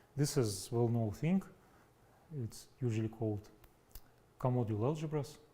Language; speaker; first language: English; non-native, fluent; Russian